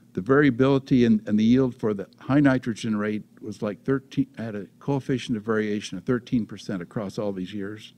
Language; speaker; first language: English; native; English